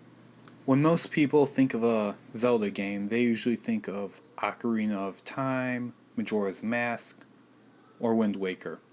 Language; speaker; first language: English; native; English